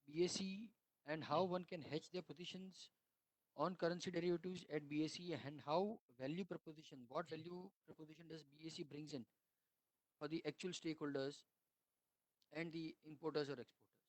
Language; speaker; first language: English; non-native, local second language; Hindi